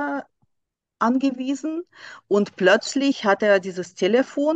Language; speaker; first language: German; non-native, fluent; Russian